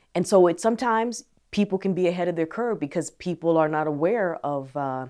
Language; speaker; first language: English; native; English